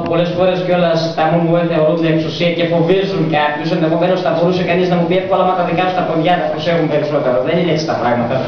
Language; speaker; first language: Greek; non-native, local second language; Bulgarian